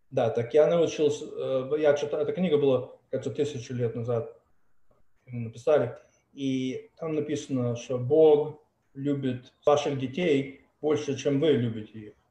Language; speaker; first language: Russian; early bilingual, heritage; Russian